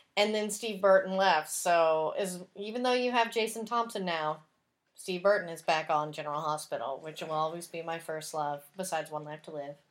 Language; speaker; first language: English; native; English